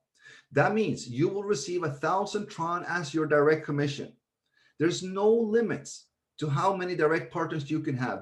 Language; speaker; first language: English; non-native, fluent; Swedish